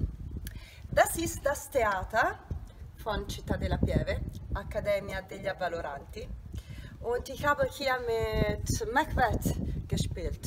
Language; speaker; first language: German; non-native, fluent; Italian